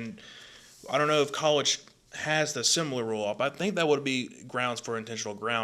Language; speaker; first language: English; native; English